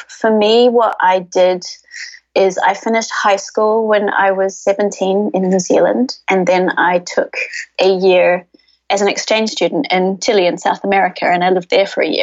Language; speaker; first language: English; native; English